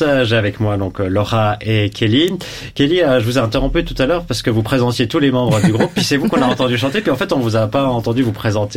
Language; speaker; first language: French; native; French